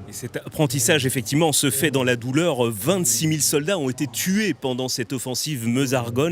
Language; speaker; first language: French; native; French